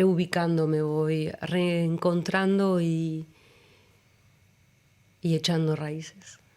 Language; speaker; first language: Spanish; early bilingual, other home language; German